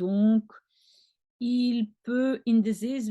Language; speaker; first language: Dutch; non-native, local second language; French